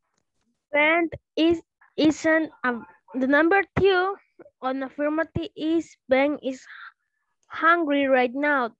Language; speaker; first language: English; non-native, learner; Spanish